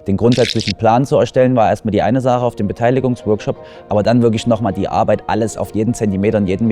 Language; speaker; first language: German; native; German